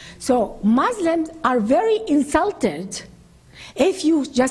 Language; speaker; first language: English; non-native, fluent; Arabic